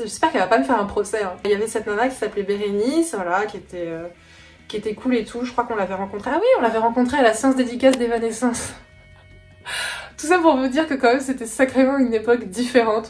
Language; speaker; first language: French; native; French